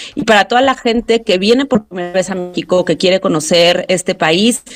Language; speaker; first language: Spanish; native; Spanish